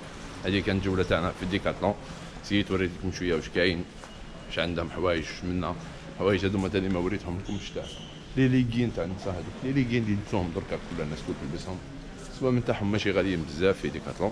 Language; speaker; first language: Arabic; native; Arabic